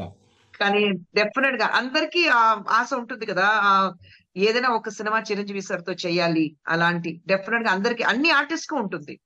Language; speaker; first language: Telugu; non-native, local second language; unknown